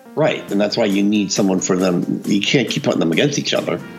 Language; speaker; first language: English; early bilingual, other home language; Filipino